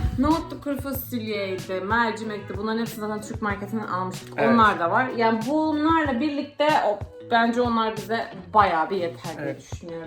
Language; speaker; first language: Turkish; native; Turkish